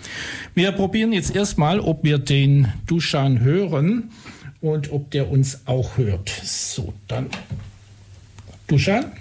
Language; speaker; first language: German; native; German